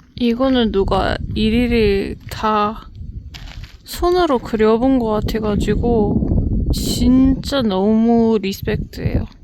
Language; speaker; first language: Korean; non-native, fluent; English